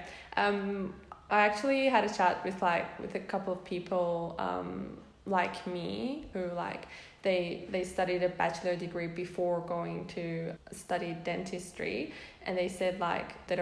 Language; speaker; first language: English; non-native, fluent; Persian